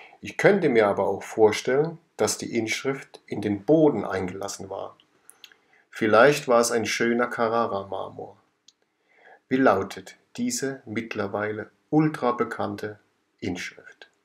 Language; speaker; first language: German; native; German